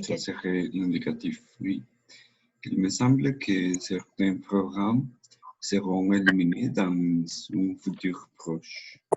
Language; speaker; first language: French; non-native, learner; Spanish